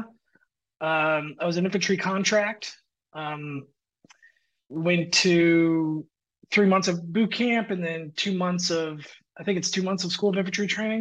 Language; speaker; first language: English; native; English